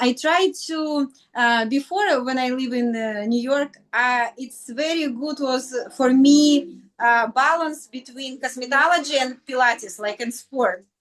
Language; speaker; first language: English; non-native, learner; Russian